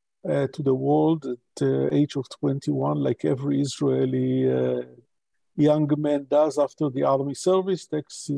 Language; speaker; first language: English; non-native, local second language; Hebrew